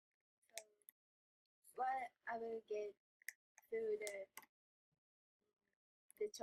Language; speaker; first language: English; non-native, learner; Japanese